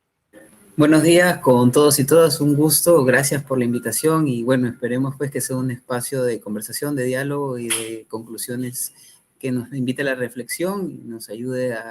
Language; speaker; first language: Spanish; native; Spanish